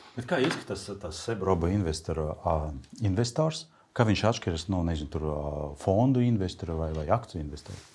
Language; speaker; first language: Latvian; non-native, local second language; Russian